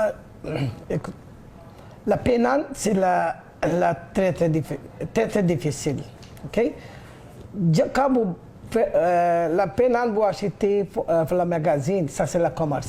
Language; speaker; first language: French; non-native, learner; Bangla